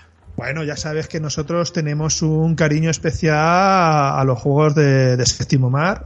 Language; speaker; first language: Spanish; native; Spanish